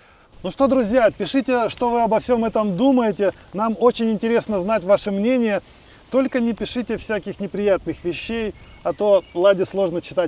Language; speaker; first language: Russian; native; Russian